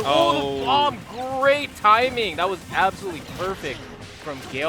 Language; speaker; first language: English; native; English